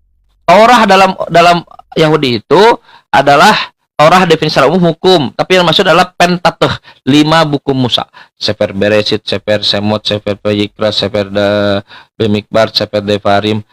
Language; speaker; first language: Indonesian; native; Indonesian